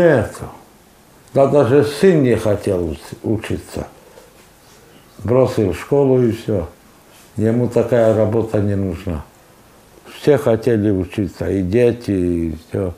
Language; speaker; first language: Russian; non-native, local second language; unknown